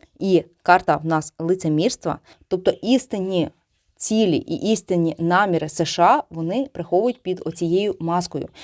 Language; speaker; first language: Ukrainian; non-native, local second language; Russian